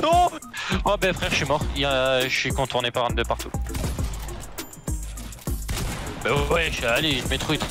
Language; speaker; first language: French; native; French